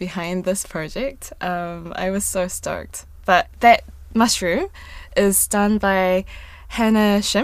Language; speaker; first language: English; non-native, local second language; Korean